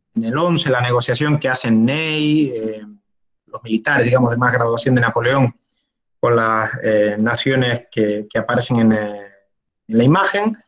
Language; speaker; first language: Spanish; native; Spanish